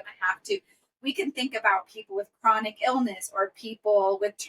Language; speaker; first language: English; native; English